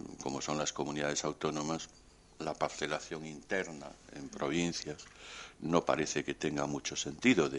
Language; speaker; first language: Spanish; native; Spanish